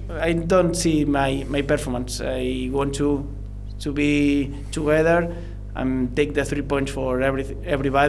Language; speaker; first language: English; non-native, learner; Spanish